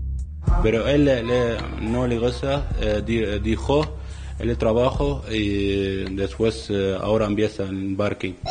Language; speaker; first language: Spanish; non-native, learner; Arabic